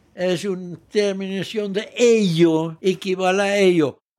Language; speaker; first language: Spanish; early bilingual, heritage; Dutch